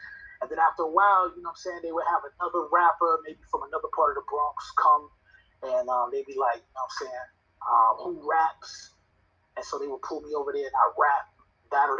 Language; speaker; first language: English; native; English